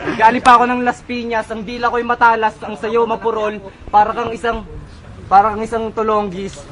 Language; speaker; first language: Filipino; native; Filipino